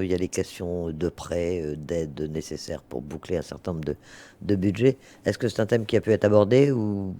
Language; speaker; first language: French; native; French